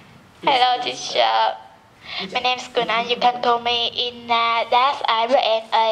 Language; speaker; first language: English; non-native, learner; Vietnamese